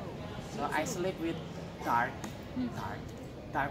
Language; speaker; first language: English; non-native, learner; Indonesian